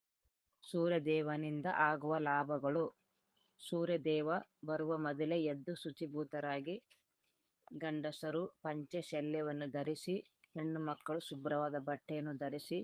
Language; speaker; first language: Kannada; native; Kannada